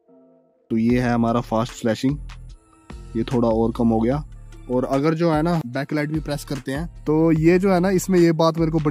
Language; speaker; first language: Hindi; native; Hindi